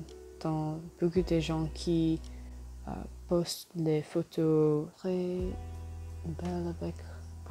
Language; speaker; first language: French; non-native, learner; English